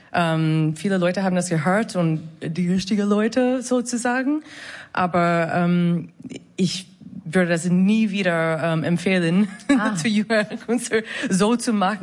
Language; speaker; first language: German; non-native, fluent; English